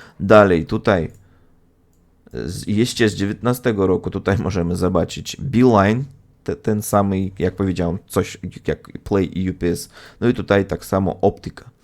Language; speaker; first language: Polish; non-native, fluent; Russian